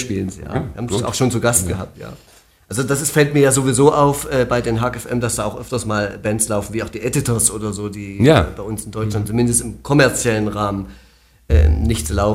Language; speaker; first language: German; native; German